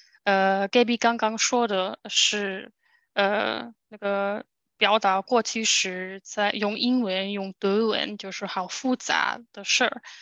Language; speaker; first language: Chinese; non-native, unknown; German